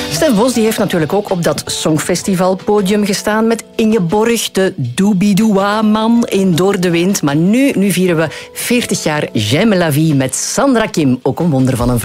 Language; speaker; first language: Dutch; native; Dutch